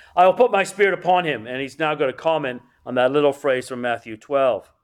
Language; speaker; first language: English; native; English